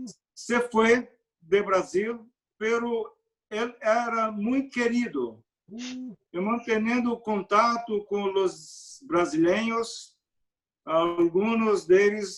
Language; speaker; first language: Spanish; non-native, learner; Portuguese